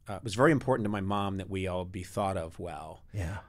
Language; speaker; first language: English; native; English